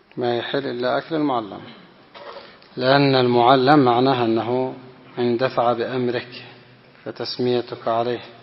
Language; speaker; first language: Arabic; non-native, fluent; Indonesian